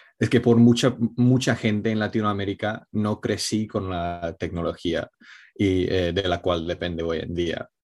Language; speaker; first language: Spanish; non-native, fluent; Italian